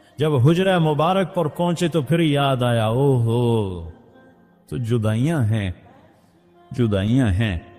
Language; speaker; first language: Urdu; non-native, local second language; Punjabi